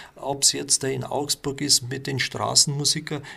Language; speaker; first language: German; native; German